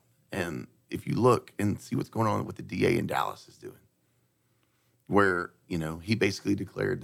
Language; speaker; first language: English; native; English